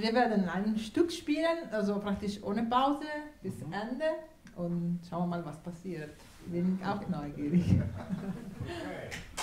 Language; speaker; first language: German; non-native, fluent; Italian